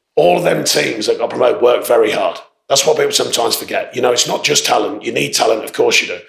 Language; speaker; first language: English; native; English